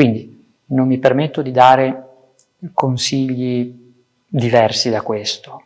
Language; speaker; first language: Italian; early bilingual, other home language; Persian